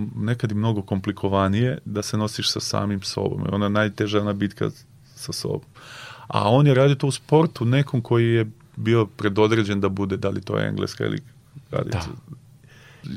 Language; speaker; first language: Serbian; native; Serbian